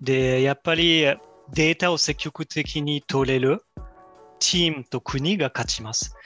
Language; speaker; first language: Japanese; non-native, fluent; French